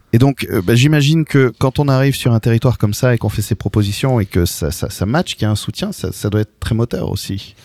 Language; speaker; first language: French; native; French